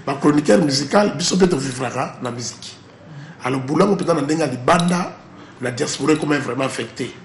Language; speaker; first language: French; non-native, local second language; Lingala